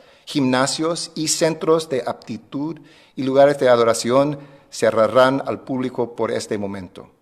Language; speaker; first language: Spanish; non-native, fluent; English